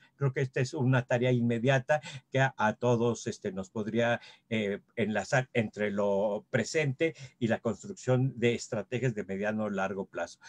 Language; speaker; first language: Spanish; native; Spanish